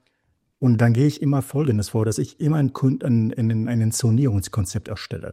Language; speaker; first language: German; native; German